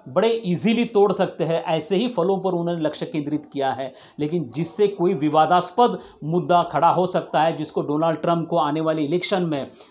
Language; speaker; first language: Hindi; non-native, local second language; Marathi